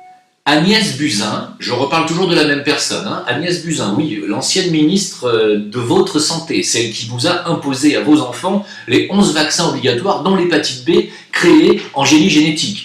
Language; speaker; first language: French; native; French